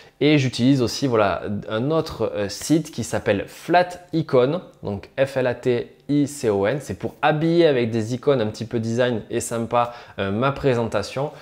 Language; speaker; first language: French; native; French